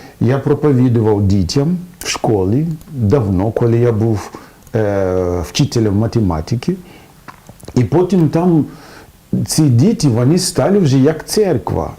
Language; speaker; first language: Ukrainian; non-native, fluent; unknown